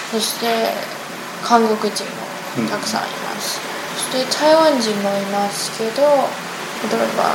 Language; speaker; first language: Japanese; non-native, learner; Chinese